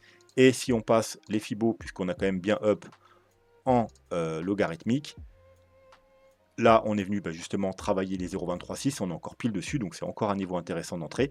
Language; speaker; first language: French; native; French